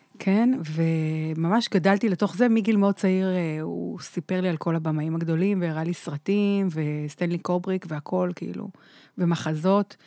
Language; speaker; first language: Hebrew; native; Hebrew